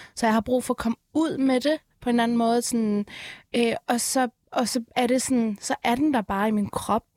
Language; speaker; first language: Danish; early bilingual, other home language; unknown